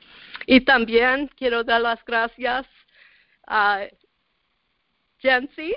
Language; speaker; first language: Spanish; early bilingual, heritage; Spanish